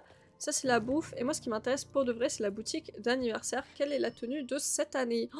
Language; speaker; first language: French; native; French